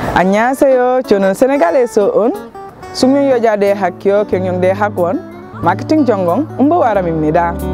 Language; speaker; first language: Korean; non-native, fluent; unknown